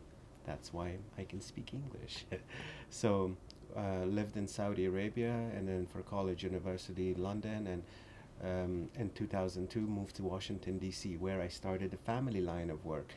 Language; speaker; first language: English; early bilingual, other home language; Persian